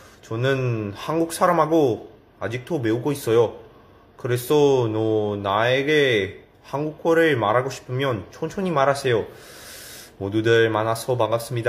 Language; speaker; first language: Korean; non-native, learner; Indonesian